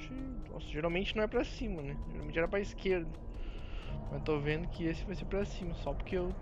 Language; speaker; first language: Portuguese; native; Portuguese